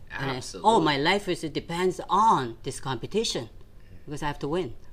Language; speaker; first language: English; non-native, fluent; Korean